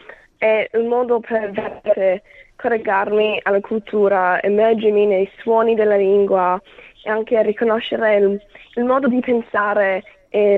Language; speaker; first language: Italian; early bilingual, heritage; Italian